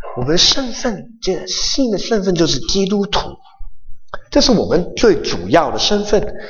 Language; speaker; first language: Chinese; non-native, local second language; Cantonese